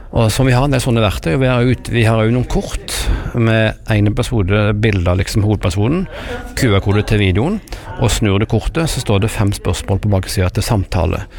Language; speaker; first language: Norwegian; native; Norwegian